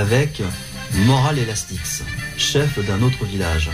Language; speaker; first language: French; native; French